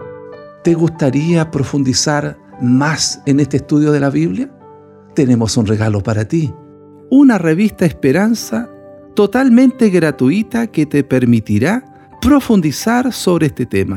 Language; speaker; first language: Spanish; native; Spanish